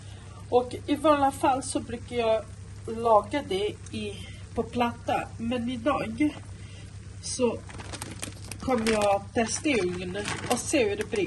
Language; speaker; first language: Swedish; non-native, fluent; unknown